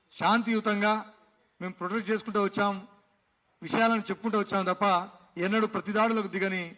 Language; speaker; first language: Telugu; non-native, local second language; Lambadi